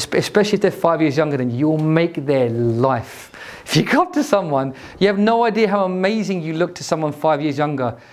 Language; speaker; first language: English; native; English